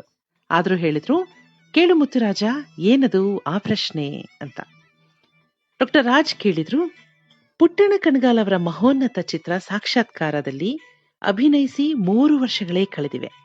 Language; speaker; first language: Kannada; native; Kannada